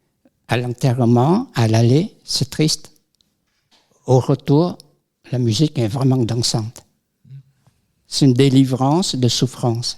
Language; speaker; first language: French; non-native, fluent; Vietnamese